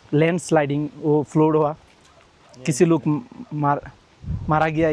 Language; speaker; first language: Hindi; non-native, learner; Bangla